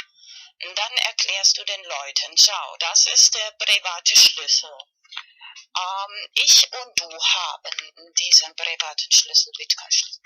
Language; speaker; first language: German; non-native, fluent; Spanish